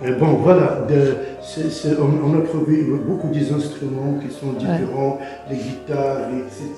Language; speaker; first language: French; non-native, local second language; Arabic